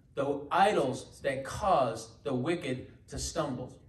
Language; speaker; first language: English; native; English